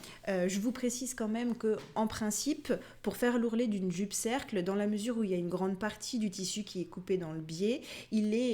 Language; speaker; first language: French; native; French